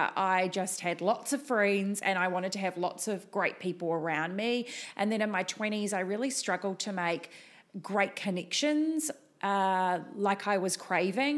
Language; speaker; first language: English; native; English